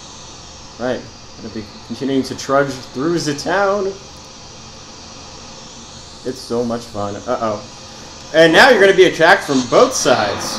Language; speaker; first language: English; native; English